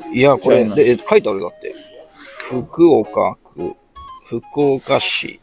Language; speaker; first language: Japanese; native; Japanese